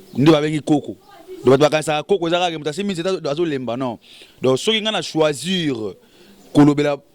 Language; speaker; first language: Lingala; non-native, local second language; Luba-Lulua